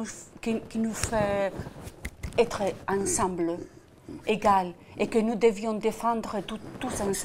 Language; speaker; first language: French; non-native, fluent; Spanish